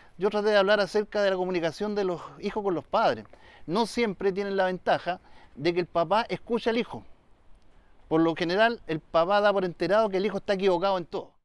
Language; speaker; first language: Spanish; native; Spanish